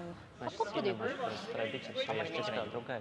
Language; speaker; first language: Russian; native; Russian